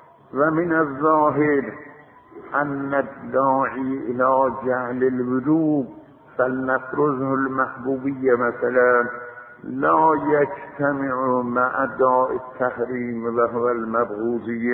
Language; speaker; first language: Arabic; non-native, fluent; Azerbaijani